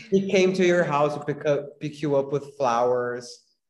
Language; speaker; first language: English; non-native, fluent; Portuguese